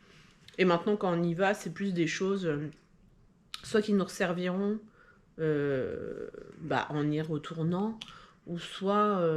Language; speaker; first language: French; native; French